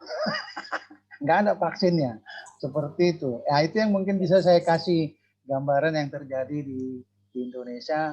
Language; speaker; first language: Indonesian; native; Indonesian